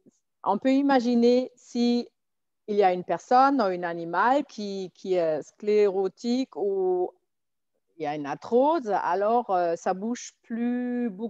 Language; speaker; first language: French; non-native, fluent; German